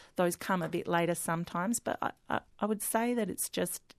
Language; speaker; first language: English; native; English